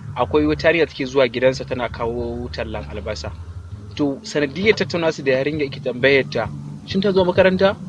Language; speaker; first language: Hausa; native; Hausa